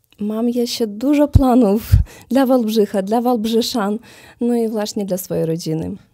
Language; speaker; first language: Polish; non-native, learner; Ukrainian